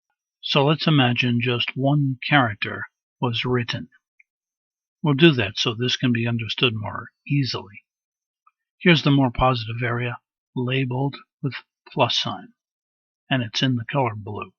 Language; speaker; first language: English; native; English